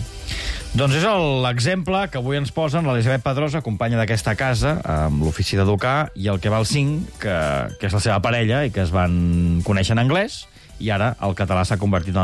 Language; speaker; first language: Catalan; native; Catalan